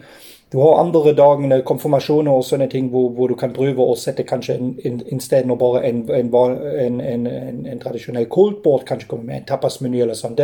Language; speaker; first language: Norwegian; non-native, fluent; German